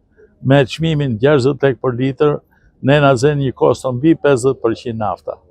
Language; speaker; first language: Albanian; native; Albanian